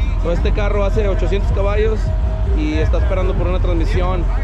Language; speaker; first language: Spanish; native; Spanish